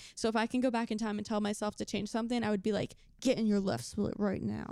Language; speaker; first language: English; native; English